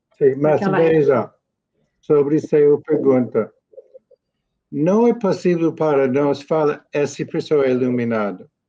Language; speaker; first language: Portuguese; non-native, learner; English